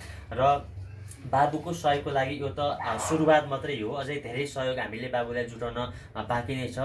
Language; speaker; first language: Nepali; native; Nepali